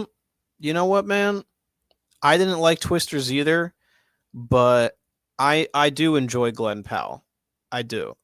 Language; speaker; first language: English; native; English